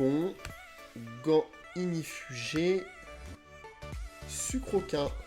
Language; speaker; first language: French; native; French